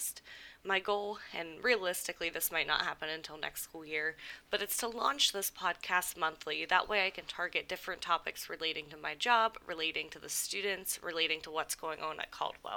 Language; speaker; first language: English; native; English